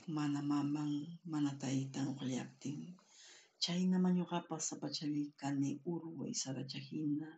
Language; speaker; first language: Spanish; non-native, local second language; Quechua